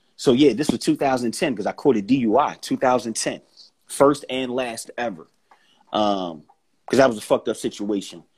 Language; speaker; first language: English; native; English